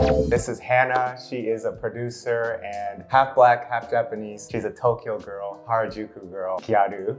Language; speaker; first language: English; native; English